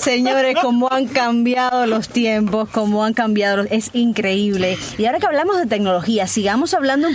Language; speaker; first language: Spanish; native; Spanish